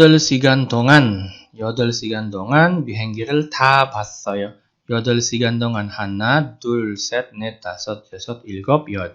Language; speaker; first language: Korean; non-native, fluent; Indonesian